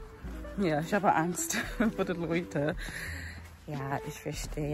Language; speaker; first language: German; non-native, learner; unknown